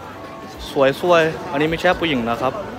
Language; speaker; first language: Thai; non-native, fluent; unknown